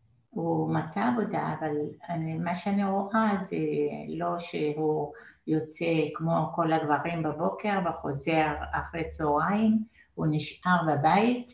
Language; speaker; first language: Hebrew; non-native, fluent; Arabic